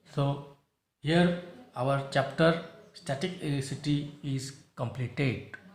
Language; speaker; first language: English; non-native, local second language; Marathi